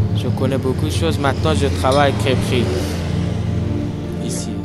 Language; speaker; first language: French; non-native, learner; Persian